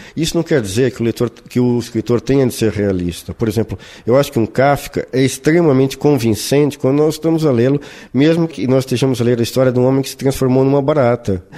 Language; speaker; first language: Portuguese; native; Portuguese